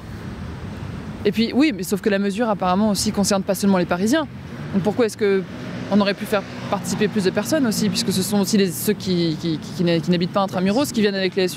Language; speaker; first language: French; native; French